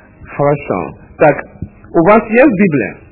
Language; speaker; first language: Russian; non-native, fluent; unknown